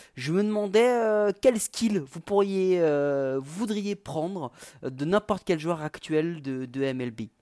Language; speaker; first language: French; native; French